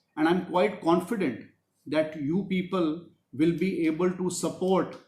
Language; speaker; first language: English; non-native, local second language; Punjabi